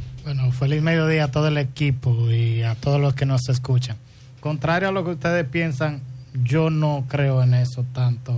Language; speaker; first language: Spanish; native; Spanish